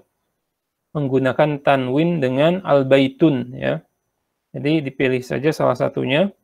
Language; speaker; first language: Indonesian; native; Indonesian